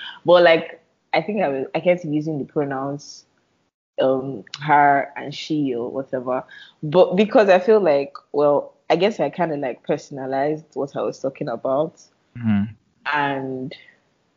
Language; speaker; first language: English; non-native, local second language; Yoruba